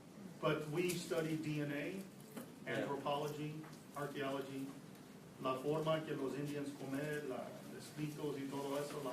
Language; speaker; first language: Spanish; non-native, learner; English